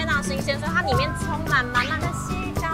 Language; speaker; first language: Chinese; native; Chinese